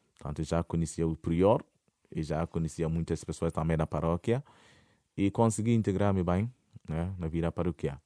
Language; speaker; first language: Portuguese; non-native, fluent; Akan